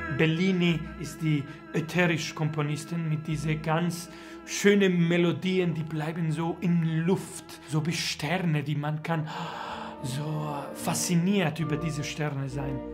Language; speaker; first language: German; non-native, fluent; Spanish